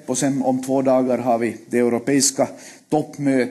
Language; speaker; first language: Swedish; native; Swedish